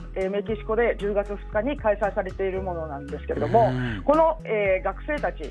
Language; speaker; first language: Japanese; native; Japanese